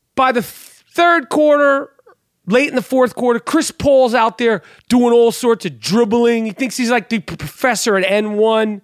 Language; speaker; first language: English; native; English